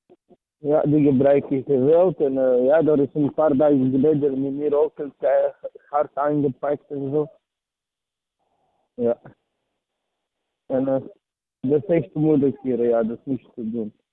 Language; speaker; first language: Dutch; non-native, fluent; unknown